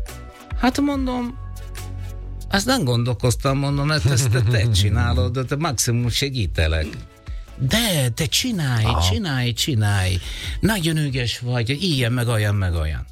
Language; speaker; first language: Hungarian; non-native, learner; Italian